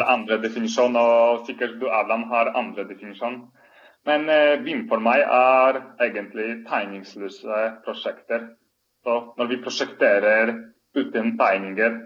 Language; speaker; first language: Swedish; non-native, fluent; Polish